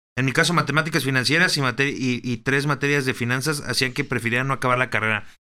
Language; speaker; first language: Spanish; native; Spanish